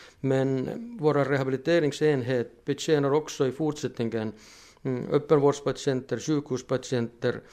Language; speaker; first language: Swedish; non-native, fluent; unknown